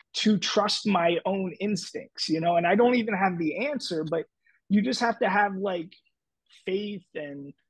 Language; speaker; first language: English; native; English